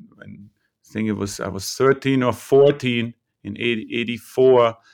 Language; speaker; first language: English; non-native, fluent; German